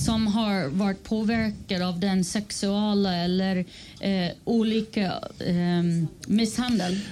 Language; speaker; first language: Swedish; non-native, fluent; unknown